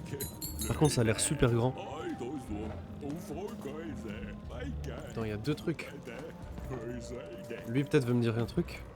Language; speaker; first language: French; native; French